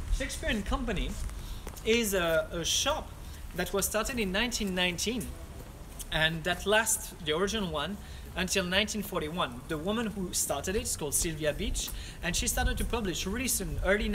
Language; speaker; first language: English; non-native, fluent; French